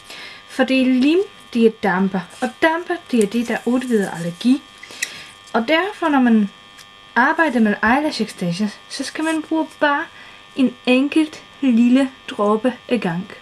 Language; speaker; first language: Danish; non-native, fluent; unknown